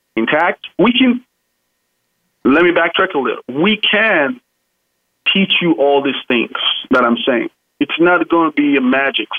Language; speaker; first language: English; non-native, local second language; Yoruba